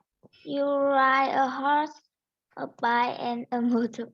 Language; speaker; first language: English; non-native, learner; Vietnamese